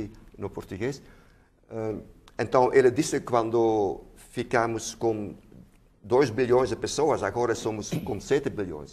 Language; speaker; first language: Portuguese; non-native, fluent; Dutch